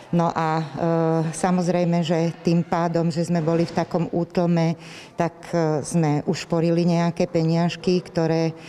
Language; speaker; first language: Slovak; native; Slovak